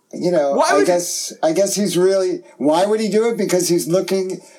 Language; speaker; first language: English; early bilingual, other home language; German